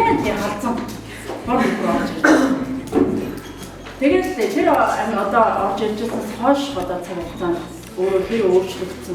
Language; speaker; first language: Mongolian; native; Mongolian